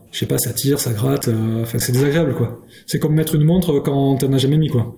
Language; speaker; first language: French; native; French